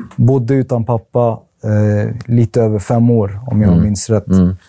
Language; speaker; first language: Swedish; early bilingual, other home language; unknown